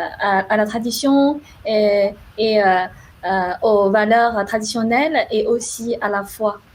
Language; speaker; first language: French; non-native, fluent; Chinese